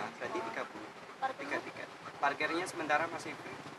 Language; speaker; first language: Indonesian; native; Indonesian